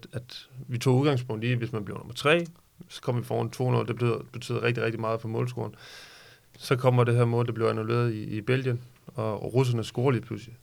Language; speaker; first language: Danish; native; Danish